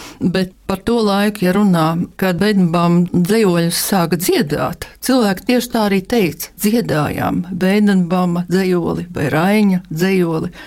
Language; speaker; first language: Latvian; native; Latvian